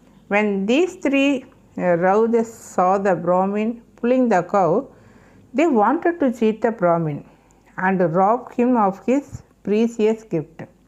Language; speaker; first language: English; non-native, local second language; Tamil